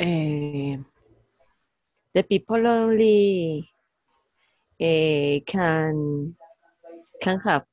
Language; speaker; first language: English; non-native, learner; Spanish